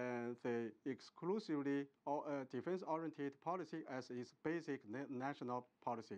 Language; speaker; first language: English; non-native, fluent; Chinese